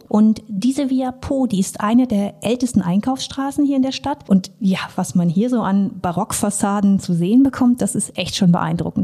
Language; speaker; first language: German; native; German